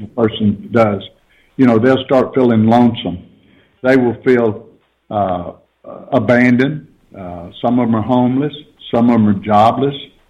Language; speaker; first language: English; native; English